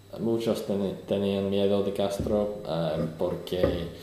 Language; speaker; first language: Spanish; non-native, learner; English